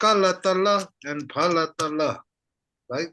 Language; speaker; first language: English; non-native, fluent; Tibetan